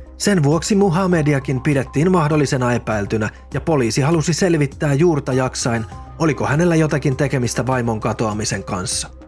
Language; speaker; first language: Finnish; native; Finnish